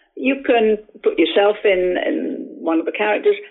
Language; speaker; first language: English; native; English